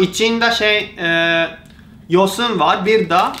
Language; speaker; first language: Turkish; non-native, learner; Japanese